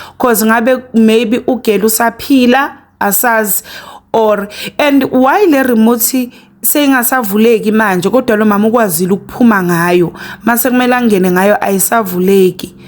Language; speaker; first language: Zulu; native; Zulu